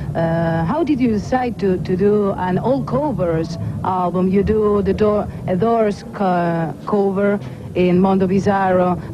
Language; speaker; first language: English; non-native, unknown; Spanish